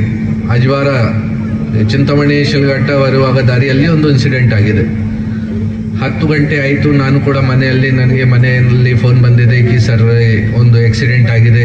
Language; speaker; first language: Kannada; non-native, learner; Hindi